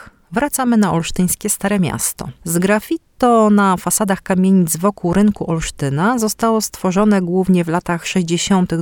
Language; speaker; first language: Polish; native; Polish